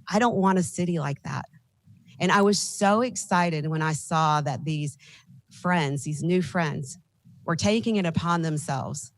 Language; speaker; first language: English; native; English